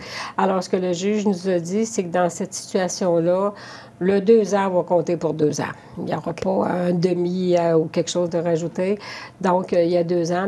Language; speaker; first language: French; native; French